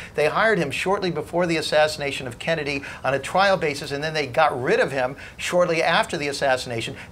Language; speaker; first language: English; native; English